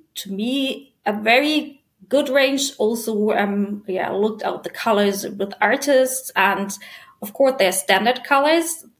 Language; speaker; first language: English; non-native, fluent; German